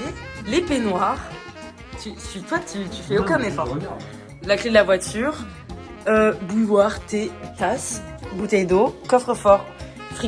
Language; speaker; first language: French; native; French